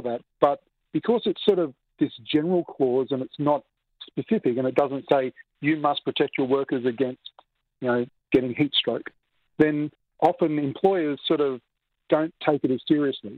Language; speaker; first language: English; native; English